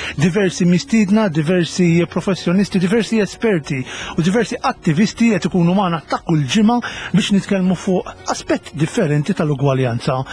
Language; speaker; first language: Maltese; native; Maltese